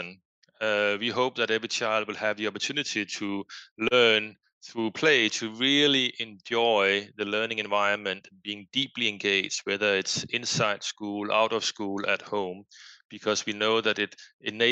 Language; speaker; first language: English; non-native, fluent; Danish